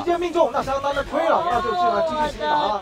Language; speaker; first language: Chinese; native; Chinese